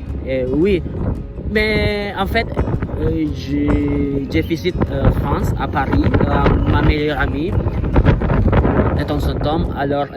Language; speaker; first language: French; non-native, learner; Indonesian